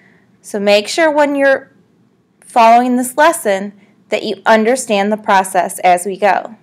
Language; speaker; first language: English; native; English